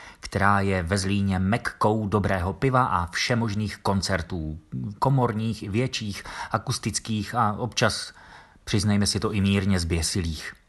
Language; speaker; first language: Czech; native; Czech